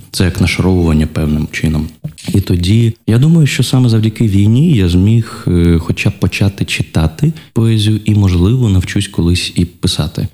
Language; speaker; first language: Ukrainian; non-native, local second language; Russian